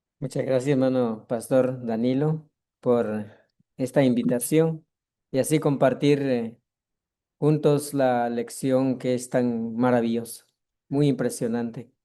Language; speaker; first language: Spanish; non-native, local second language; Kʼicheʼ